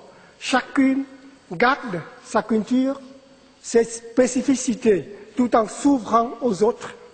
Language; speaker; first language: French; non-native, fluent; Vietnamese